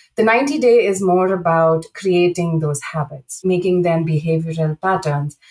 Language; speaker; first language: English; non-native, local second language; Telugu